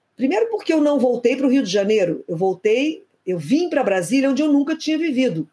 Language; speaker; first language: Portuguese; native; Portuguese